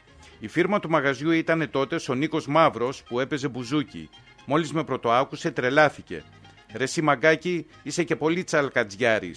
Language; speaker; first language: Greek; native; Greek